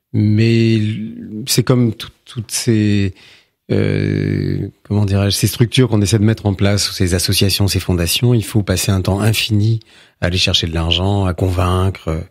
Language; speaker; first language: French; native; French